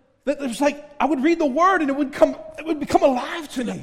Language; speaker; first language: English; native; English